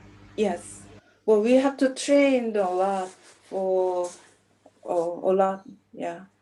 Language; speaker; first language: English; non-native, learner; Korean